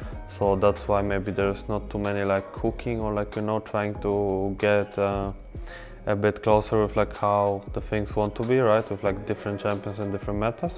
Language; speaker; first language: English; non-native, fluent; Polish